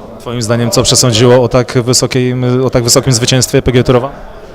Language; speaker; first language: Polish; native; Polish